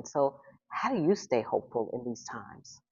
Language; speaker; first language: English; native; English